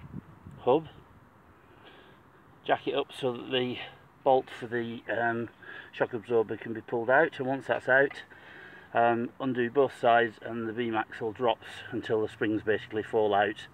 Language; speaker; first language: English; native; English